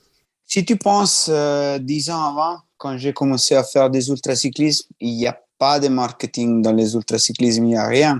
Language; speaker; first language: French; non-native, learner; Italian